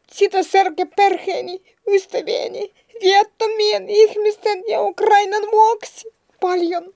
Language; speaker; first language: Finnish; non-native, learner; Ukrainian